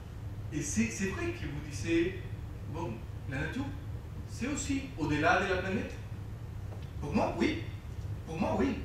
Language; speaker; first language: French; non-native, fluent; Spanish